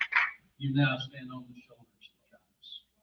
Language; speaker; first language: English; native; English